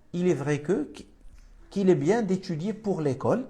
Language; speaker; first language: French; non-native, local second language; Arabic